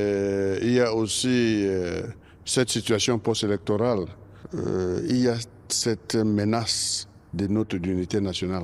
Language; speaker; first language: French; non-native, local second language; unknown